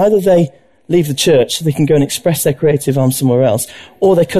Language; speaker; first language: English; native; English